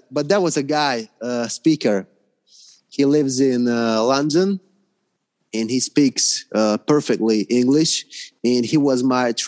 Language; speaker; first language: English; non-native, fluent; Hungarian